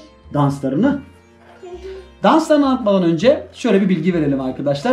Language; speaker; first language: Turkish; native; Turkish